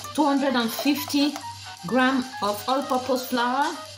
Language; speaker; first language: Italian; non-native, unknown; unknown